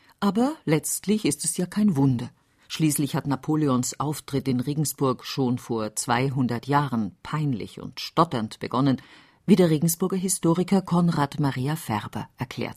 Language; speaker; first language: German; native; German